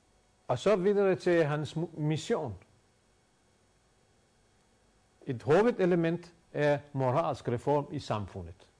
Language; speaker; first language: Danish; non-native, fluent; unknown